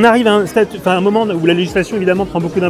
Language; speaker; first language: French; native; French